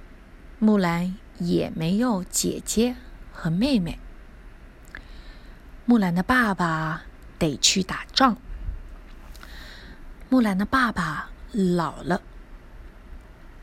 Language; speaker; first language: Chinese; non-native, learner; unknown